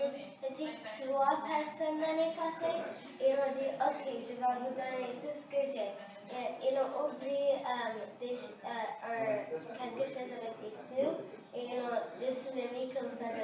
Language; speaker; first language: French; early bilingual, other home language; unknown